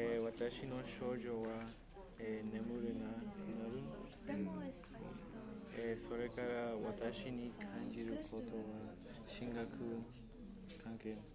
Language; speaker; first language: Japanese; non-native, learner; English